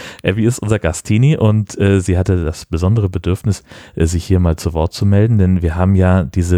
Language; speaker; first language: German; native; German